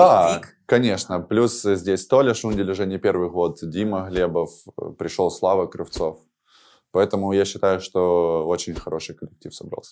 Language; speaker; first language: Russian; native; Russian